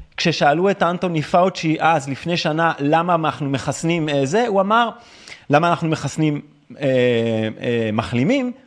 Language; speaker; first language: Hebrew; native; Hebrew